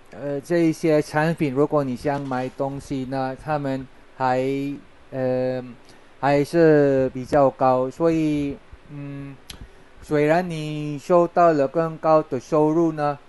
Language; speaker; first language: Chinese; non-native, fluent; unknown